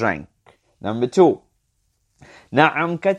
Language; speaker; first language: Arabic; non-native, fluent; English